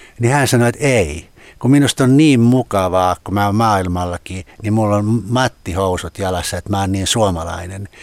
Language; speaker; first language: Finnish; native; Finnish